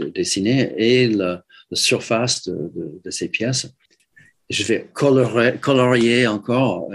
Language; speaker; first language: French; non-native, fluent; English